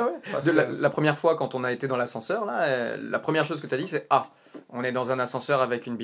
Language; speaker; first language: French; native; French